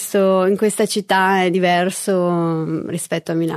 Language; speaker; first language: Italian; native; Italian